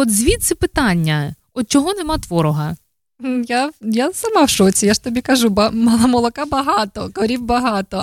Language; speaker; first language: Ukrainian; native; Ukrainian